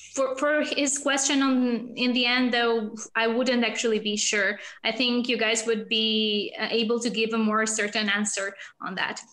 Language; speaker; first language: English; non-native, fluent; Albanian